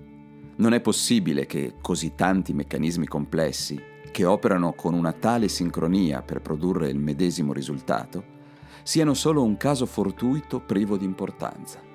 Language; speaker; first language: Italian; native; Italian